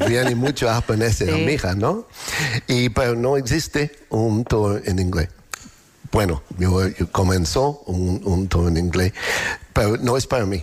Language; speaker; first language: Spanish; non-native, learner; English